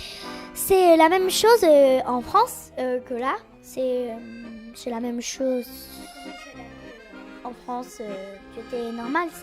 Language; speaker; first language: French; non-native, learner; Spanish